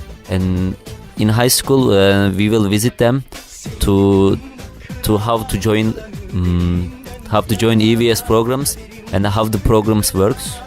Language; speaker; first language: English; non-native, learner; Turkish